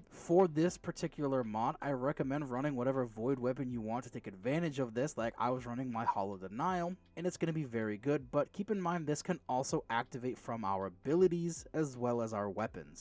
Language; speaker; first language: English; native; English